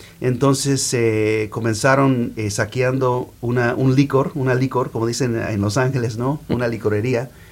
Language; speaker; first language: Spanish; early bilingual, heritage; Spanish